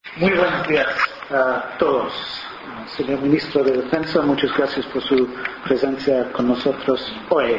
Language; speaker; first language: Spanish; non-native, fluent; English